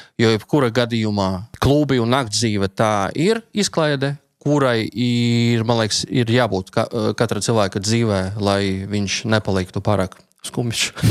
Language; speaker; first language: Latvian; non-native, local second language; Russian